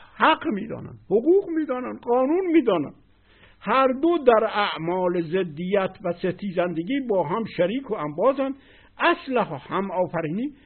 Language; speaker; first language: Persian; native; Persian